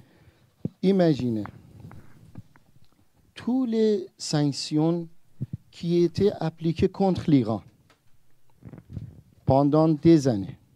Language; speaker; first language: French; non-native, learner; Persian